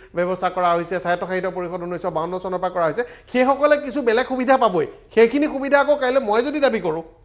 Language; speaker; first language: Assamese; native; Assamese